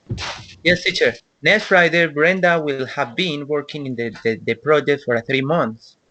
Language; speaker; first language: English; non-native, learner; Spanish